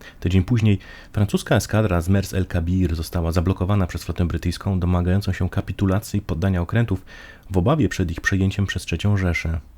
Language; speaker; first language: Polish; native; Polish